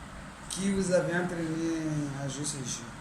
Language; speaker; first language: French; non-native, local second language; Comorian